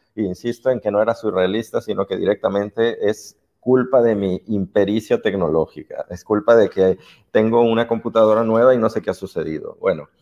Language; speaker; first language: Spanish; native; Spanish